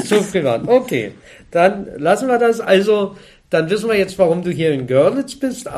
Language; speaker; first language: German; native; German